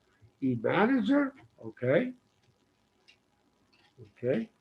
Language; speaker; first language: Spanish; non-native, learner; English